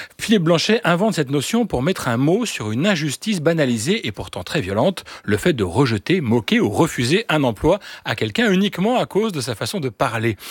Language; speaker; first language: French; native; French